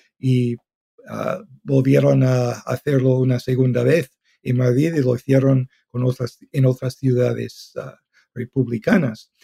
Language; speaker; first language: Spanish; non-native, fluent; English